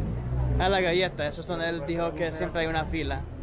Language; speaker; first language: Spanish; non-native, learner; English